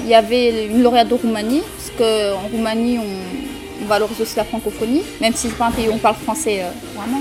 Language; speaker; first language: French; early bilingual, other home language; Romanian